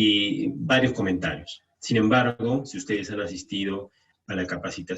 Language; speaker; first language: Spanish; native; Spanish